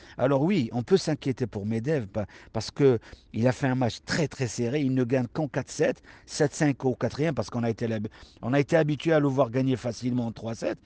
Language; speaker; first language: French; non-native, local second language; Arabic